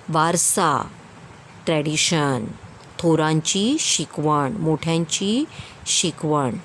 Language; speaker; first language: Hindi; non-native, local second language; Marathi